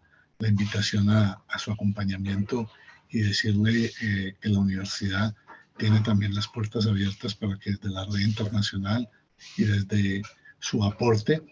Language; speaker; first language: Spanish; native; Spanish